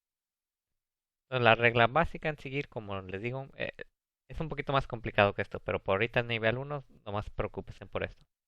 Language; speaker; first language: Spanish; early bilingual, heritage; English